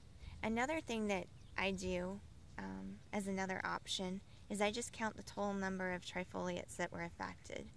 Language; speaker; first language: English; native; English